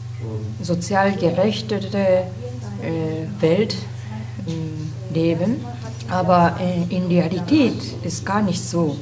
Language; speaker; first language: German; non-native, learner; Japanese